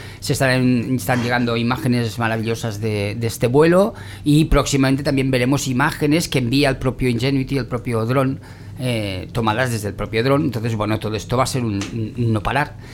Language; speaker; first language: Spanish; native; Spanish